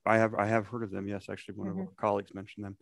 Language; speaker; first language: English; native; English